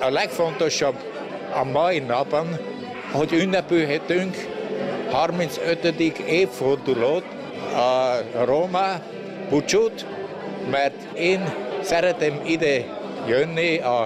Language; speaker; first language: Hungarian; non-native, local second language; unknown